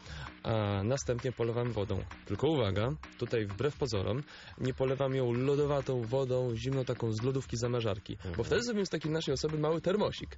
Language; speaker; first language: Polish; native; Polish